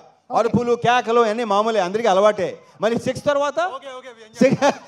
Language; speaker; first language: Telugu; native; Telugu